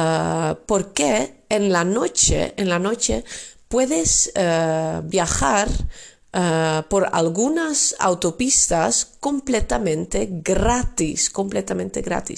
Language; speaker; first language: Spanish; non-native, fluent; Dutch